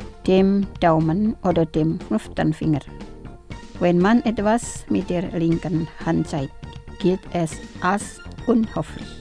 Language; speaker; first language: German; non-native, fluent; Indonesian